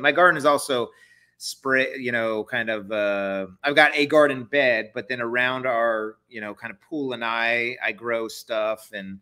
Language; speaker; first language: English; native; English